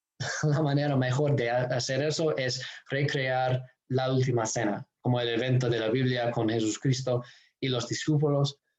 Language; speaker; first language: Spanish; non-native, fluent; English